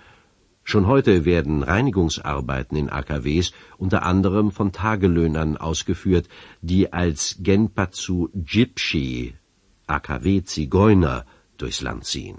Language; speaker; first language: German; native; German